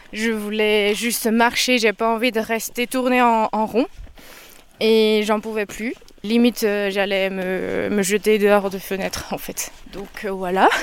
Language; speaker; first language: French; non-native, fluent; Chinese